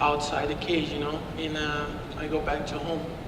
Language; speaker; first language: English; non-native, learner; Portuguese